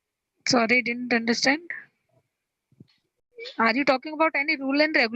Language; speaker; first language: English; non-native, learner; Hindi